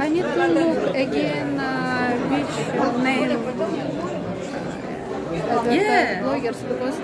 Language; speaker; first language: English; non-native, learner; Russian